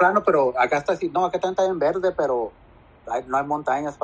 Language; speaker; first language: Spanish; native; Spanish